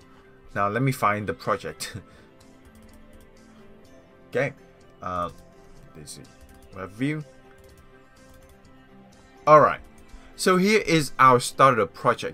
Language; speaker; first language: English; non-native, fluent; Vietnamese